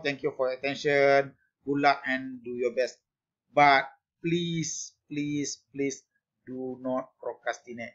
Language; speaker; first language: English; non-native, local second language; Malay